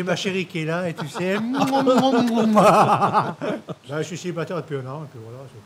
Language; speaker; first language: French; native; French